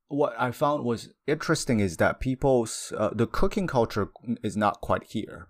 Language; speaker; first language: English; non-native, fluent; Chinese